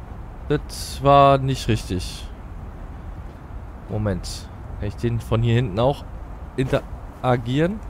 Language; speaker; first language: German; native; German